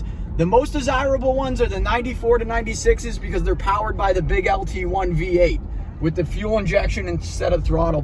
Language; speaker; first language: English; native; English